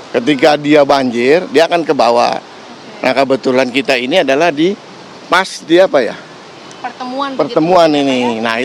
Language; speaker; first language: Indonesian; native; Indonesian